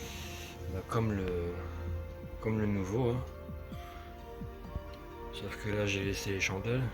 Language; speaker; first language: French; native; French